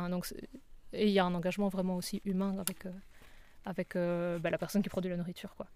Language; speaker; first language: French; native; French